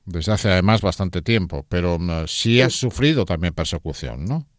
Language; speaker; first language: Spanish; native; Spanish